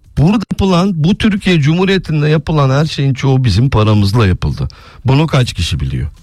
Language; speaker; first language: Turkish; early bilingual, heritage; Turkish